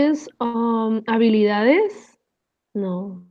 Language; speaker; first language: English; non-native, learner; Spanish